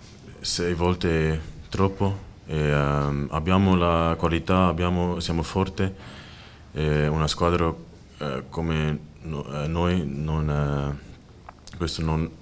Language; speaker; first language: Italian; non-native, learner; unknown